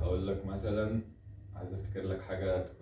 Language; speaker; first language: Arabic; native; Arabic